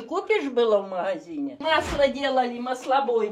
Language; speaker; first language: Russian; native; Russian